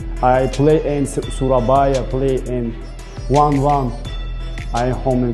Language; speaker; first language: English; non-native, learner; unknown